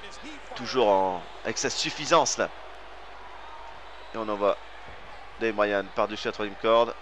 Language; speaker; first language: French; native; French